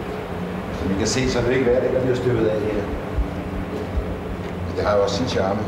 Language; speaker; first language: Danish; native; Danish